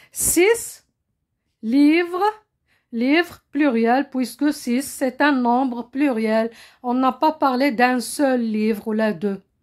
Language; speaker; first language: French; non-native, local second language; Arabic